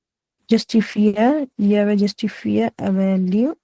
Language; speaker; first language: French; non-native, learner; Punjabi